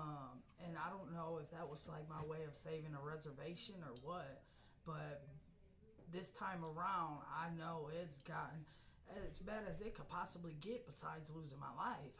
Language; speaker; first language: English; native; English